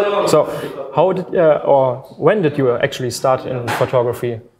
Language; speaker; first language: English; non-native, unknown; German